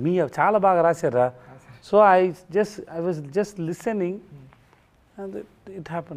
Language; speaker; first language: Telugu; non-native, learner; Tamil